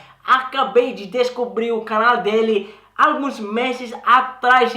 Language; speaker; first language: Portuguese; non-native, learner; Swedish